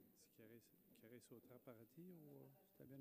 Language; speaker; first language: Spanish; non-native, fluent; French